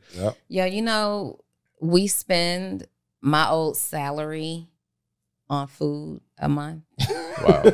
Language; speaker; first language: English; native; English